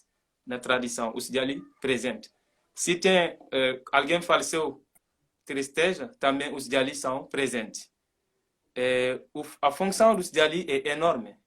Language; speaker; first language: Portuguese; non-native, learner; Mandingo